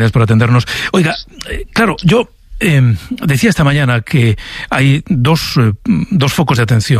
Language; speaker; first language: Spanish; native; Spanish